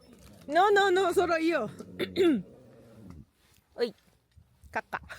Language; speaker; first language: Italian; non-native, learner; Japanese